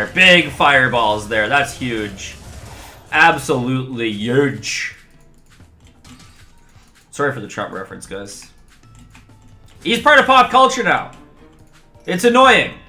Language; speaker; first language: English; native; English